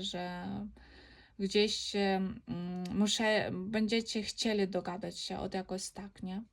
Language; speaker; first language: Polish; non-native, learner; Ukrainian